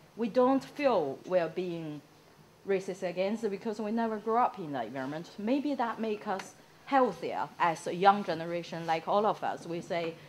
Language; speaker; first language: English; non-native, fluent; Chinese